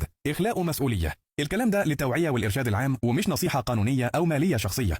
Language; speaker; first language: Arabic; native; Arabic